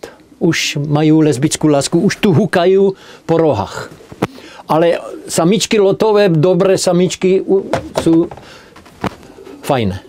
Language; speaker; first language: Polish; non-native, learner; Czech